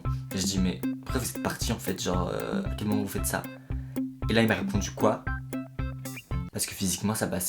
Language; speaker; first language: French; native; French